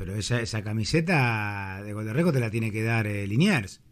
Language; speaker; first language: Spanish; native; Spanish